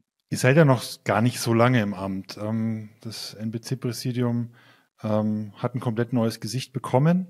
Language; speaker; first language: German; native; German